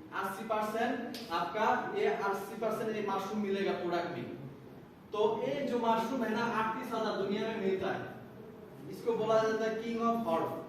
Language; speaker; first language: Hindi; non-native, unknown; Bangla